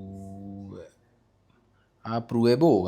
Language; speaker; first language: Spanish; non-native, learner; Hindi